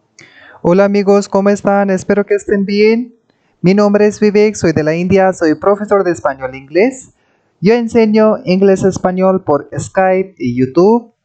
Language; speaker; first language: Spanish; non-native, fluent; Hindi